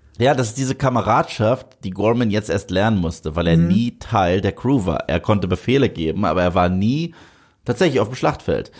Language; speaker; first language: German; native; German